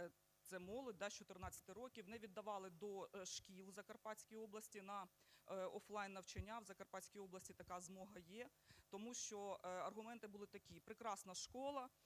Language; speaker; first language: Ukrainian; native; Ukrainian